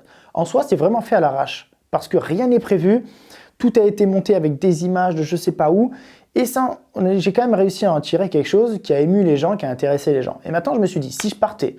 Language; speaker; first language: French; native; French